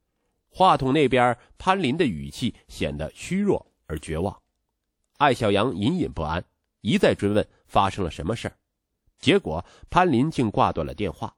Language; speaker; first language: Chinese; native; Chinese